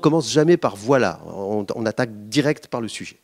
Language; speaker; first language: French; native; French